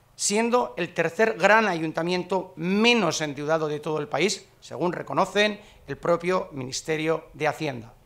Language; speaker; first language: Spanish; native; Spanish